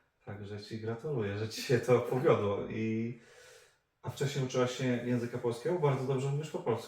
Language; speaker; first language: Polish; native; Polish